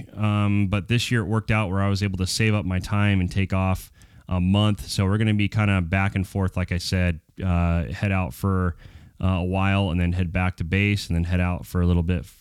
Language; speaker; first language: English; native; English